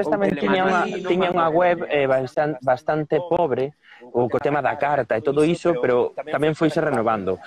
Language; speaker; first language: Galician; non-native, local second language; Spanish